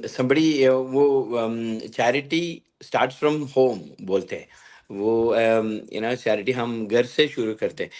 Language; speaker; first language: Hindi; non-native, local second language; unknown